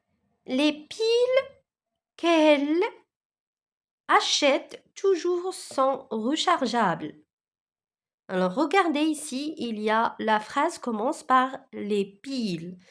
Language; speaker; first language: French; non-native, local second language; Arabic